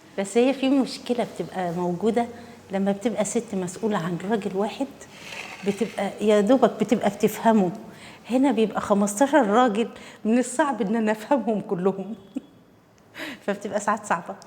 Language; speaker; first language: Arabic; native; Arabic